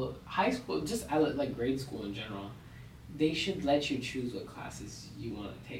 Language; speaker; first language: English; native; English